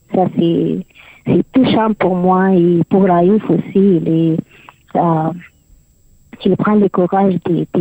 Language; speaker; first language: French; non-native, learner; Arabic